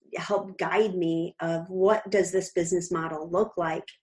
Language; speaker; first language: English; native; English